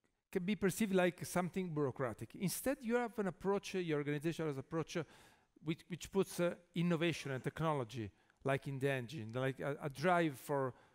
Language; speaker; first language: English; non-native, fluent; Italian